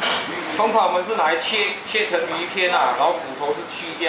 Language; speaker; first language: Chinese; native; Chinese